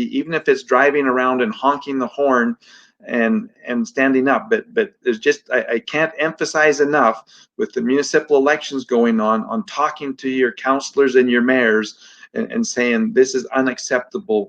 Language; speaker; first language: English; native; English